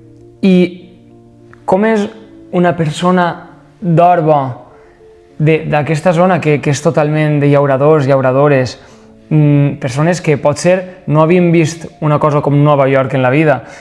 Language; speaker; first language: Catalan; native; Catalan